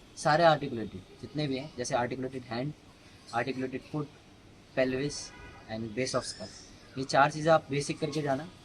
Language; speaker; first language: Hindi; native; Hindi